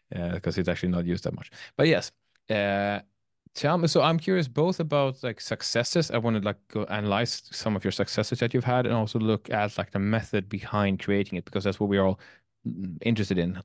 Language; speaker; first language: English; non-native, fluent; Swedish